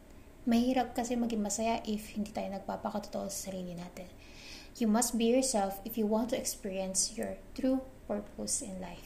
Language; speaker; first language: English; non-native, local second language; Filipino